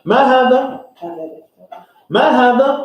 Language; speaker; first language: Arabic; non-native, fluent; English